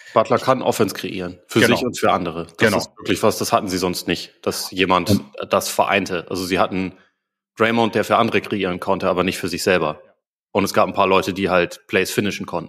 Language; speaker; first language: German; native; German